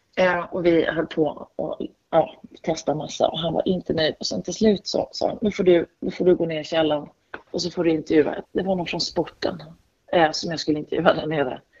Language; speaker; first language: Swedish; native; Swedish